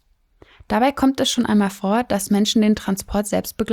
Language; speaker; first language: German; native; German